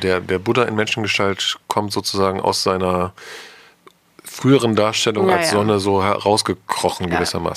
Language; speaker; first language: German; native; German